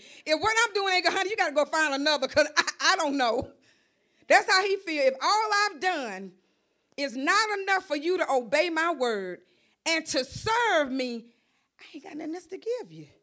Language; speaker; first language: English; native; English